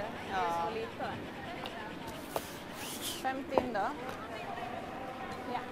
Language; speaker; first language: Swedish; native; Swedish